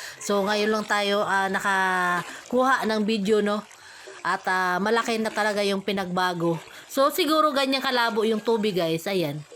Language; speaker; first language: Filipino; non-native, local second language; Cebuano